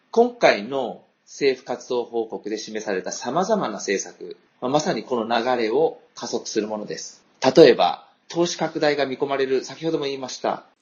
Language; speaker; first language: Japanese; native; Japanese